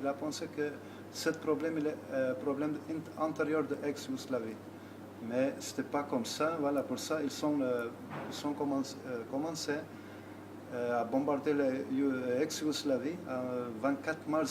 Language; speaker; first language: French; non-native, learner; Albanian